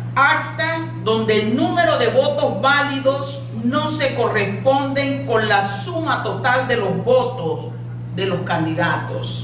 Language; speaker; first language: Spanish; native; Spanish